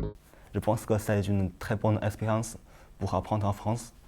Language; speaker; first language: French; non-native, learner; Chinese